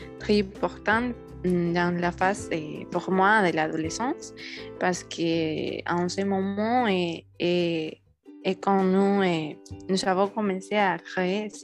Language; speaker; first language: French; non-native, learner; Spanish